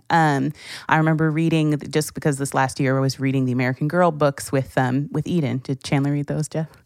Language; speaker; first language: English; native; English